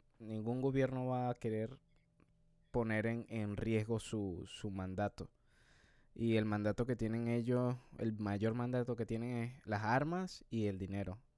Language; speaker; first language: Spanish; native; Spanish